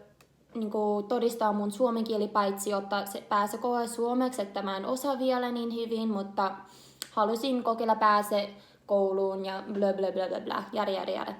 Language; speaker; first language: Finnish; non-native, learner; English